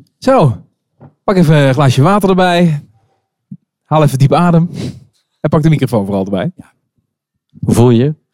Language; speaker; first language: Dutch; native; Dutch